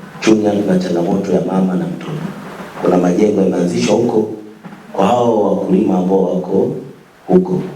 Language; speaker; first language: Swahili; native; Swahili